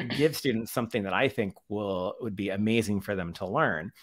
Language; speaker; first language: English; native; English